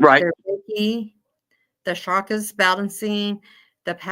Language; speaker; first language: English; native; English